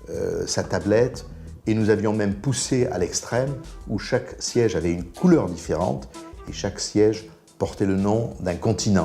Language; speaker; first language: French; native; French